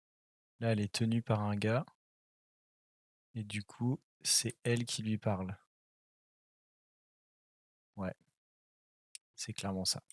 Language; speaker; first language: French; native; French